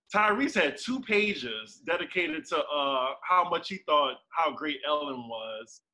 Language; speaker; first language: English; native; English